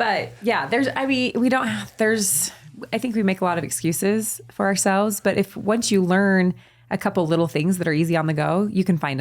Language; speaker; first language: English; native; English